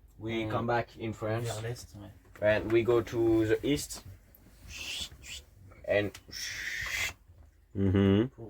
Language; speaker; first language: English; non-native, learner; French